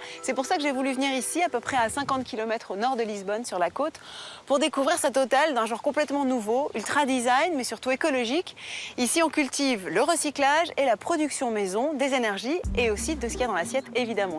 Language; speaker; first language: French; native; French